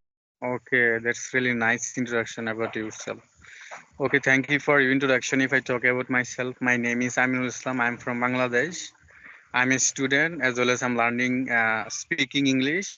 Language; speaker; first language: English; non-native, fluent; Bangla